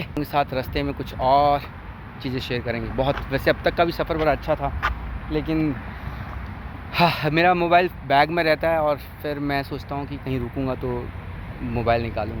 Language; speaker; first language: Hindi; native; Hindi